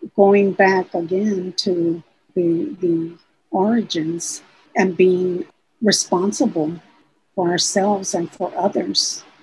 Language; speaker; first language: English; early bilingual, other home language; Spanish